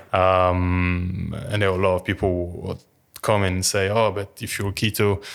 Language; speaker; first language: English; non-native, fluent; French